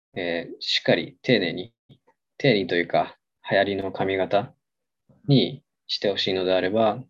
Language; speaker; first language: Japanese; native; Japanese